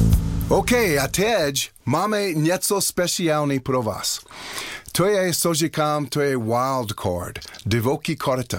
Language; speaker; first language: Czech; non-native, learner; English